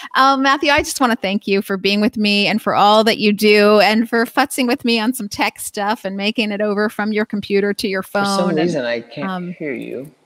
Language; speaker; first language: English; native; English